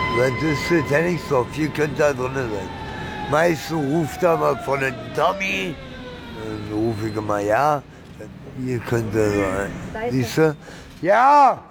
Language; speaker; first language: German; early bilingual, other home language; Italian